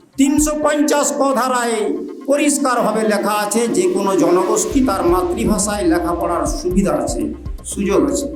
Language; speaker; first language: Bangla; non-native, local second language; Santali